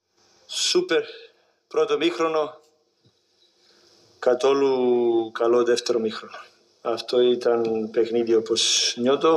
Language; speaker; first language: Greek; non-native, fluent; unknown